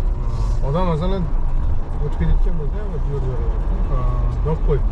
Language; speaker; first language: Turkish; non-native, learner; Uzbek